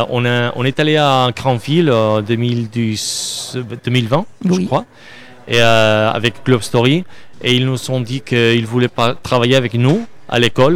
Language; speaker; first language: French; non-native, learner; Spanish